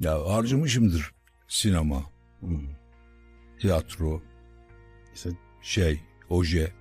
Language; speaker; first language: Turkish; native; Turkish